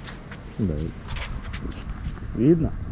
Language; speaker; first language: Russian; native; Russian